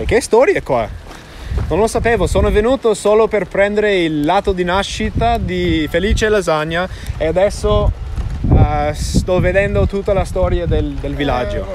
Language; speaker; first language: Italian; non-native, fluent; English